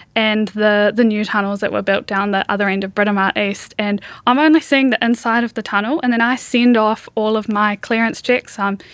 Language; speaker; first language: English; native; English